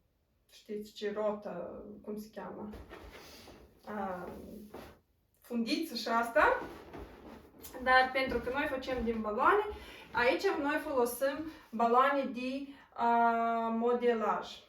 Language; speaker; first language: Romanian; non-native, local second language; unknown